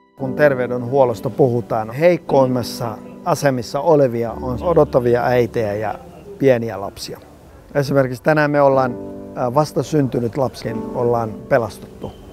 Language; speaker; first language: Finnish; non-native, fluent; Somali